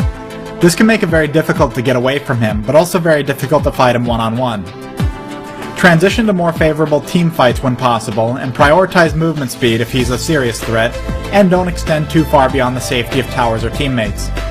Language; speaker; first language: English; native; English